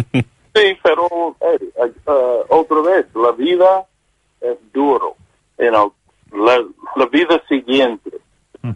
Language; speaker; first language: Spanish; non-native, learner; English